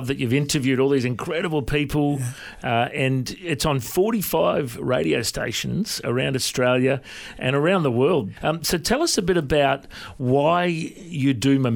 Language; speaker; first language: English; native; English